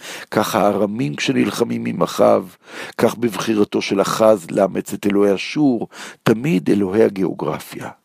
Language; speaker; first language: Hebrew; native; Hebrew